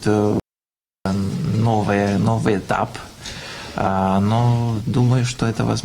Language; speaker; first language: Russian; non-native, fluent; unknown